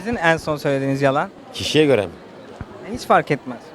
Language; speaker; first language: Turkish; native; Turkish